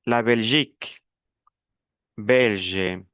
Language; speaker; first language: French; non-native, fluent; Spanish